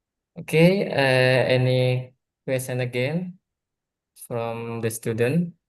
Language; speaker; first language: English; non-native, learner; Indonesian